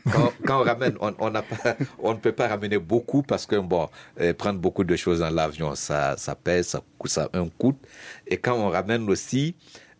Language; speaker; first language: French; non-native, local second language; Mossi